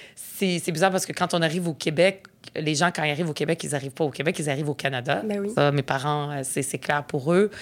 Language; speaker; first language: French; early bilingual, other home language; Arabic